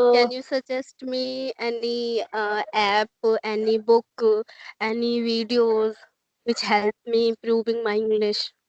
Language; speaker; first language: English; non-native, learner; Hindi